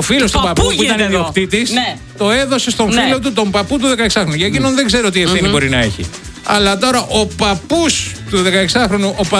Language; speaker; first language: Greek; native; Greek